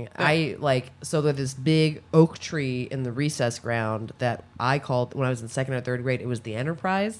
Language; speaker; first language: English; native; English